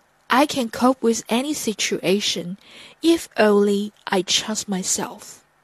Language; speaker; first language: English; non-native, fluent; Chinese